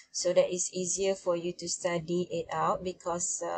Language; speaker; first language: English; non-native, local second language; Malay